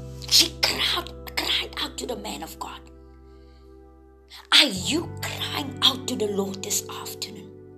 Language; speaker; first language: English; non-native, local second language; Afrikaans